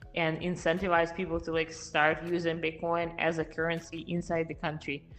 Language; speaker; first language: English; non-native, fluent; Russian